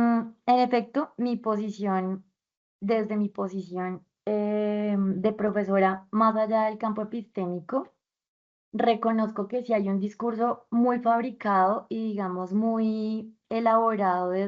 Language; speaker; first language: Spanish; native; Spanish